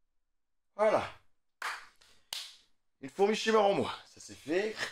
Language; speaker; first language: French; native; French